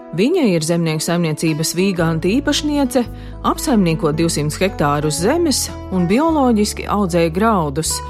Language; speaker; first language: Latvian; native; Latvian